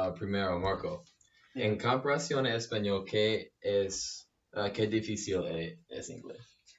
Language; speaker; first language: Spanish; non-native, learner; English